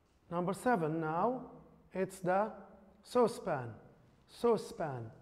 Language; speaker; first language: English; non-native, fluent; Arabic